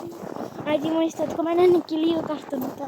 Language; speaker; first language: Finnish; early bilingual, other home language; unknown